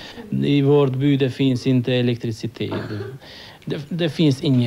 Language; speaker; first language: Swedish; non-native, learner; Albanian